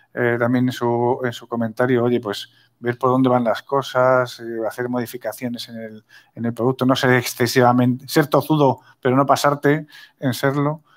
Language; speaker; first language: Spanish; native; Spanish